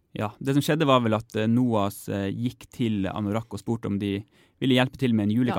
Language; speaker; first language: Norwegian; native; Norwegian